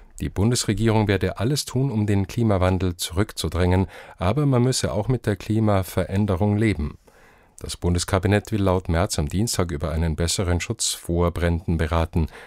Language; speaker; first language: German; native; German